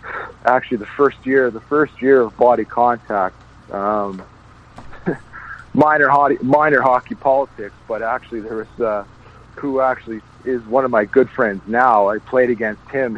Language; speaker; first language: English; native; English